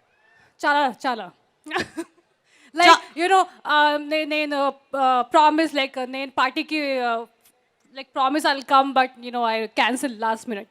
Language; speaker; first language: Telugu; non-native, learner; Hindi